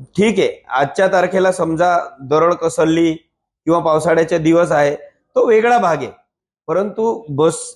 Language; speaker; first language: Marathi; non-native, local second language; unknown